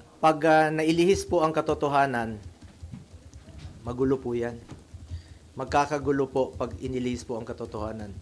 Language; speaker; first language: Filipino; non-native, local second language; Cebuano